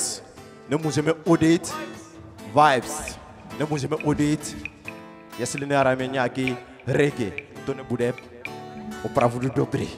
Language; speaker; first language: Czech; non-native, learner; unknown